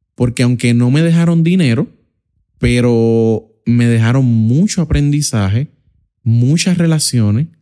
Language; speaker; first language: Spanish; native; Spanish